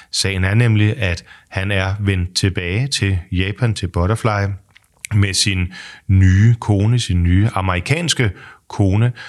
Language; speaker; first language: Danish; native; Danish